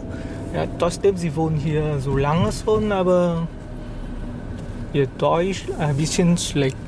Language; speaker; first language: German; non-native, fluent; Vietnamese